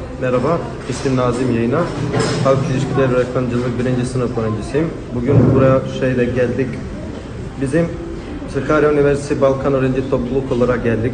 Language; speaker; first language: Turkish; non-native, learner; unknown